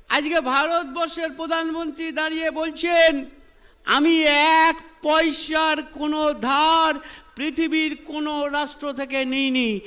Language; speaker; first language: Bangla; native; Bangla